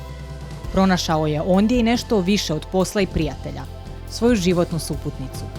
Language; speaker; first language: Croatian; native; Croatian